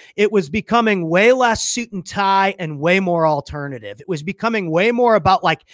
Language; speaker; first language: English; native; English